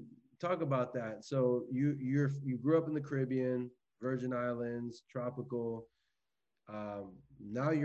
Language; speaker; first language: English; native; English